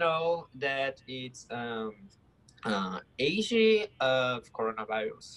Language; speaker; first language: English; non-native, learner; Portuguese